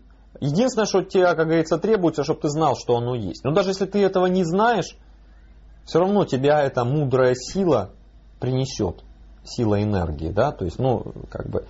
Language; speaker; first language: Russian; native; Russian